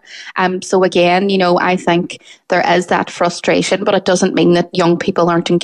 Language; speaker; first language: English; native; English